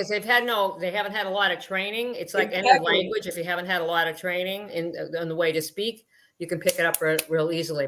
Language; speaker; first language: English; native; English